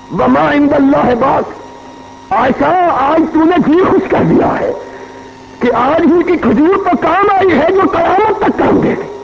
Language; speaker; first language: Urdu; non-native, local second language; Punjabi